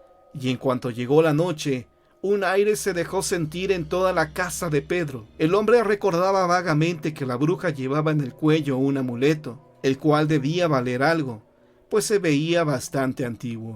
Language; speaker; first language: Spanish; native; Spanish